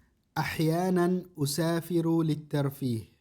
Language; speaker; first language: Arabic; non-native, fluent; Indonesian